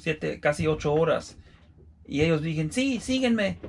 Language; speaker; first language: Spanish; non-native, fluent; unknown